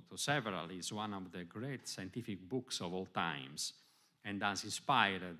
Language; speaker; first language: English; non-native, fluent; Italian